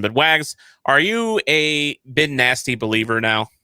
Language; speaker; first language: English; native; English